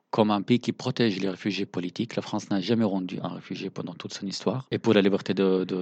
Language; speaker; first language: French; non-native, fluent; Arabic